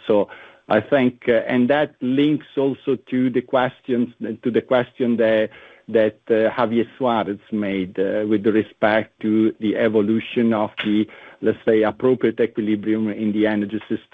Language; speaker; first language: English; non-native, fluent; Italian